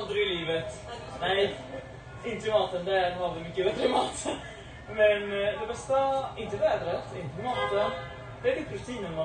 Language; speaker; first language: Swedish; non-native, fluent; Arabic